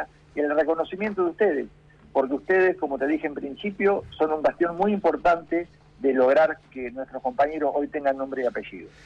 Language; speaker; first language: Spanish; native; Spanish